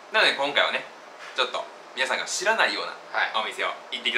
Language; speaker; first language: Japanese; native; Japanese